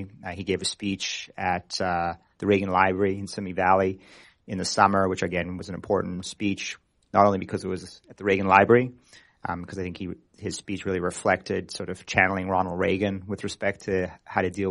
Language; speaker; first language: English; native; English